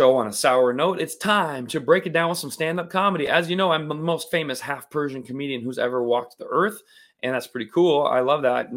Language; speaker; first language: English; native; English